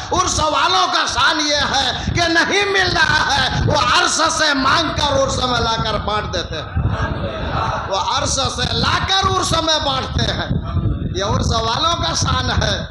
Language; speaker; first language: Urdu; non-native, local second language; Bangla